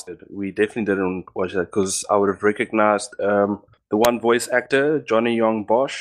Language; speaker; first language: English; non-native, local second language; Afrikaans